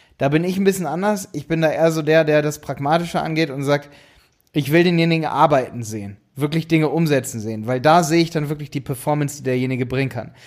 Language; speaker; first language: German; native; German